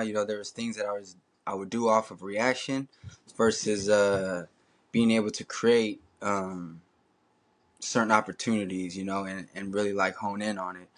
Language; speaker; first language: English; native; English